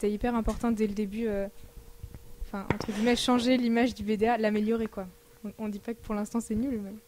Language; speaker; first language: French; native; French